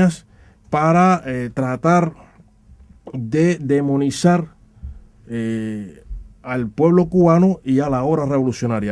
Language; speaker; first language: Spanish; native; Spanish